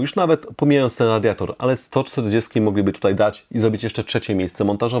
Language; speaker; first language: Polish; native; Polish